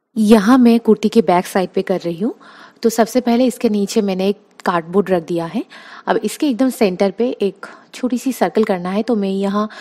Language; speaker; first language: Hindi; non-native, local second language; Bangla